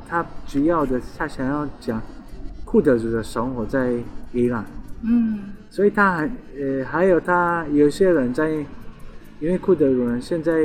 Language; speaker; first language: Chinese; non-native, fluent; Arabic